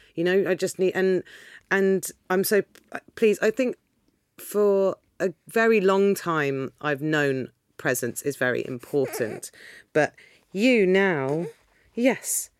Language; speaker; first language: English; native; English